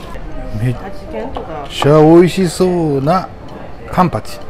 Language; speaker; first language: Japanese; native; Japanese